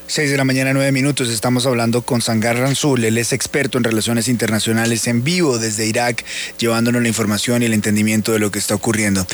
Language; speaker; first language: Spanish; native; Spanish